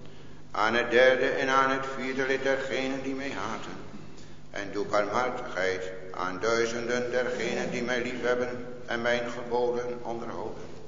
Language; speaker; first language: Dutch; native; Dutch